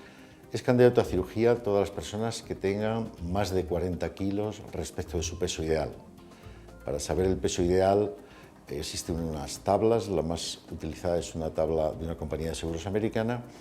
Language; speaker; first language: Spanish; native; Spanish